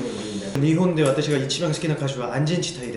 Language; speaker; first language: Japanese; non-native, learner; Korean